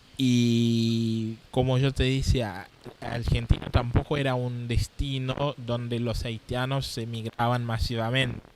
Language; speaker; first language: Spanish; non-native, fluent; Haitian Creole